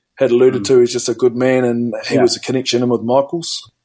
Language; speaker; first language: English; native; English